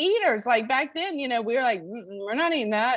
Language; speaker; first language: English; native; English